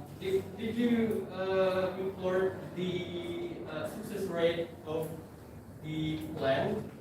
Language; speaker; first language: English; non-native, fluent; Indonesian